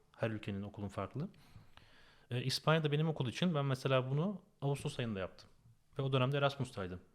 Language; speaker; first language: Turkish; native; Turkish